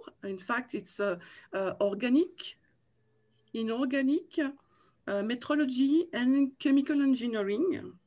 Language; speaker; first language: English; non-native, learner; French